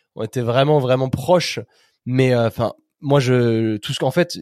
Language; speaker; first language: French; native; French